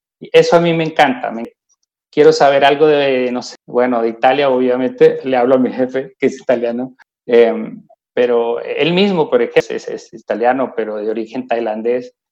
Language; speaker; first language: Spanish; native; Spanish